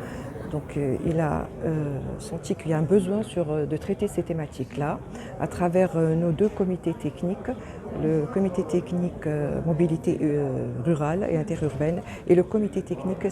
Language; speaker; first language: French; non-native, local second language; Arabic